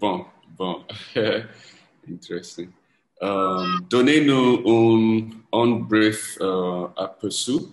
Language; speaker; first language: French; non-native, learner; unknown